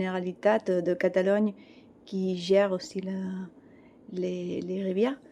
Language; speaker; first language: French; non-native, fluent; Catalan